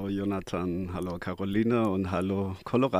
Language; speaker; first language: German; non-native, fluent; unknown